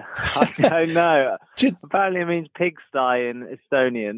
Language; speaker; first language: English; native; English